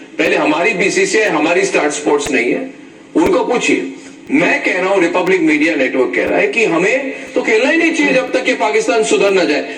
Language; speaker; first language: Hindi; native; Hindi